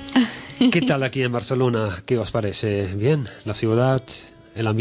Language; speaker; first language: Spanish; non-native, fluent; German